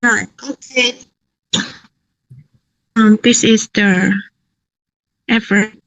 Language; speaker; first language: English; non-native, learner; Thai